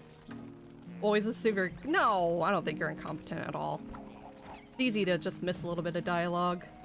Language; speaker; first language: English; native; English